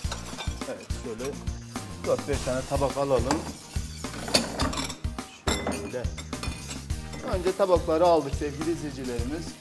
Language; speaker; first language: Turkish; native; Turkish